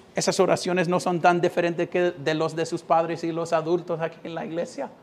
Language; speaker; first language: Spanish; non-native, fluent; English